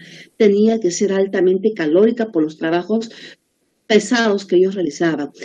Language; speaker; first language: Spanish; native; Spanish